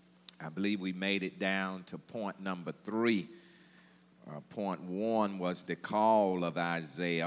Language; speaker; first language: English; native; English